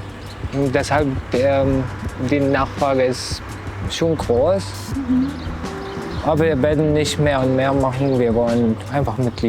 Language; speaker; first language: German; non-native, learner; Arabic